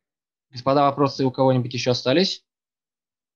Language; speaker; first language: Russian; native; Russian